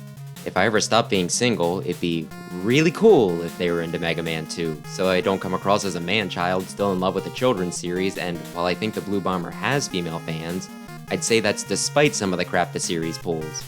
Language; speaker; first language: English; native; English